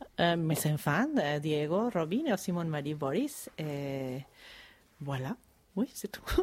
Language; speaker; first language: French; non-native, fluent; Spanish